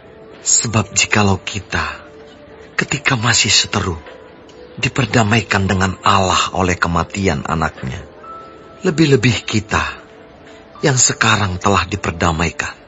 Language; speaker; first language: Indonesian; native; Indonesian